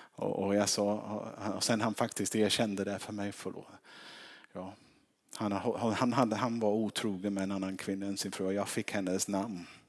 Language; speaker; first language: Swedish; non-native, fluent; English